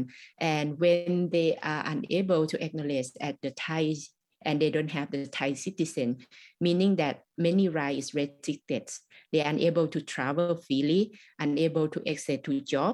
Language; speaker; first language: English; non-native, learner; Thai